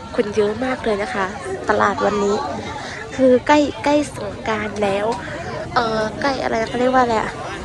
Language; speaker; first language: Thai; non-native, local second language; Shan